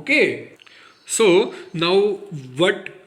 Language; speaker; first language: English; non-native, local second language; Hindi